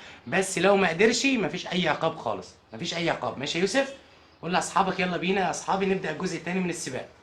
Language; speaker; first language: Arabic; native; Arabic